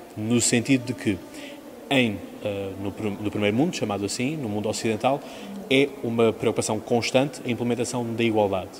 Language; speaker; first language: Portuguese; native; Portuguese